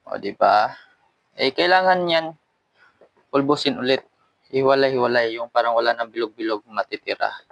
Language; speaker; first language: Filipino; non-native, local second language; Cebuano